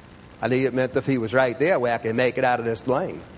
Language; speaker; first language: English; native; English